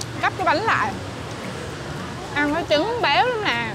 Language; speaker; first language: Vietnamese; native; Vietnamese